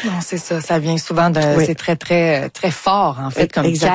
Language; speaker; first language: French; native; French